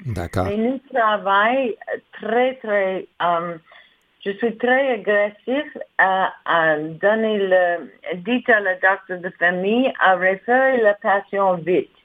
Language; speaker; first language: French; non-native, learner; English